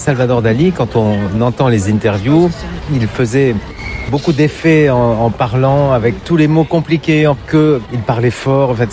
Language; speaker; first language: French; native; French